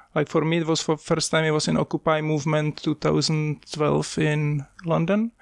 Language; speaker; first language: English; non-native, fluent; Czech